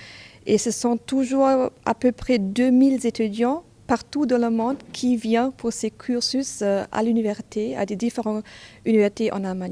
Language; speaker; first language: French; non-native, fluent; German